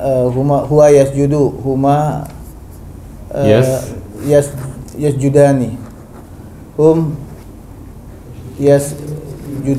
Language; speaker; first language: Arabic; non-native, learner; Indonesian